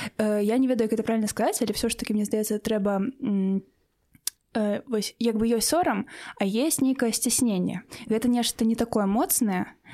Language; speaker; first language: Belarusian; non-native, local second language; Russian